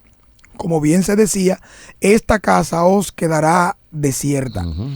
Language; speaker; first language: Spanish; native; Spanish